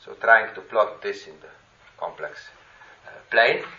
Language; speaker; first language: English; non-native, fluent; Slovenian